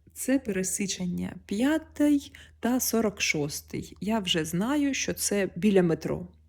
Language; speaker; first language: Ukrainian; non-native, local second language; Russian